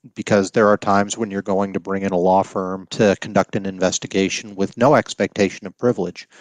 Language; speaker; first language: English; native; English